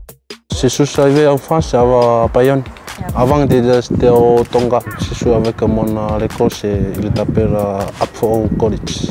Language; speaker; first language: French; non-native, learner; Tongan